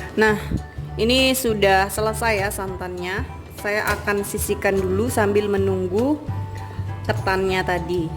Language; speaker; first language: Indonesian; native; Indonesian